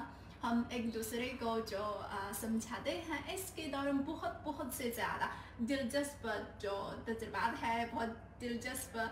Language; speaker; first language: Hindi; non-native, learner; Chinese